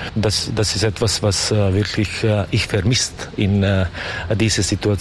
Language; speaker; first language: German; non-native, learner; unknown